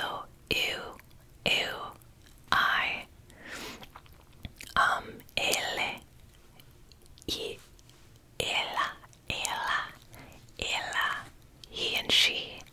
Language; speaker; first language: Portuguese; non-native, learner; English